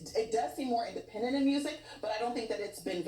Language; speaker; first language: English; native; English